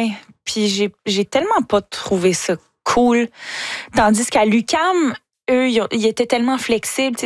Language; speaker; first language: French; native; French